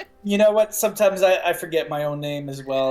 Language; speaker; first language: English; native; English